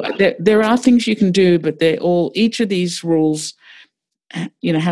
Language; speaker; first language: English; native; English